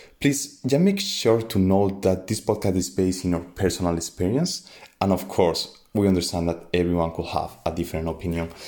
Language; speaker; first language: English; non-native, fluent; Spanish